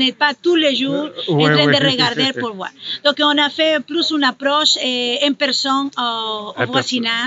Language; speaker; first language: French; non-native, fluent; Spanish